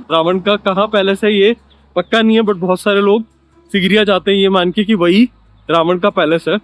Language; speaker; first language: Hindi; native; Hindi